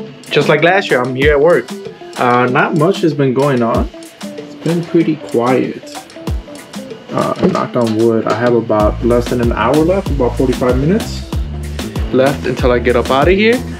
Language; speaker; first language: English; early bilingual, other home language; Spanish